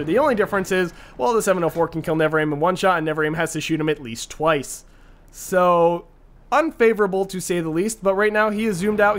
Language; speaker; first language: English; native; English